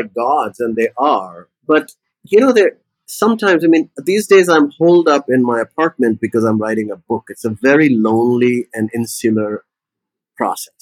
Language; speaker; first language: English; non-native, local second language; Urdu